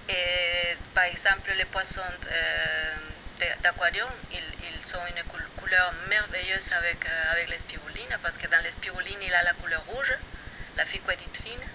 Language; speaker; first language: French; non-native, fluent; Spanish